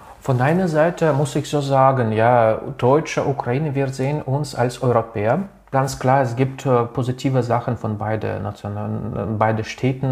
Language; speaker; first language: German; non-native, local second language; Russian